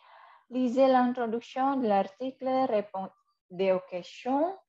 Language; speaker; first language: French; non-native, fluent; Indonesian